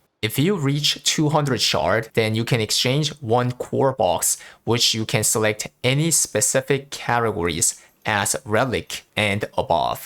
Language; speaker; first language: English; non-native, fluent; Korean